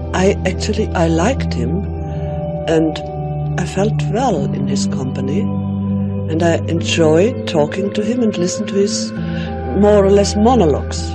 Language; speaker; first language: English; non-native, fluent; German